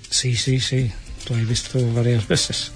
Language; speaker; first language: Spanish; non-native, fluent; English